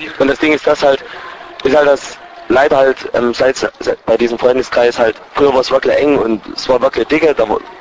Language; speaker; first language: German; native; German